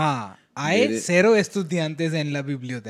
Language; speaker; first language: Spanish; non-native, learner; Hindi